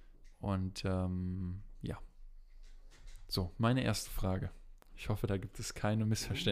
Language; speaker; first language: German; native; German